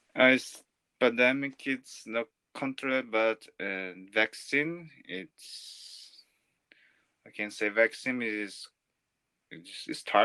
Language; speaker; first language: English; non-native, learner; Portuguese